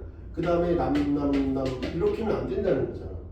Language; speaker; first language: Korean; native; Korean